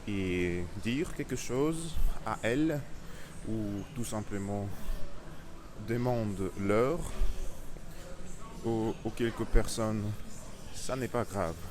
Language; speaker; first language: French; non-native, learner; Russian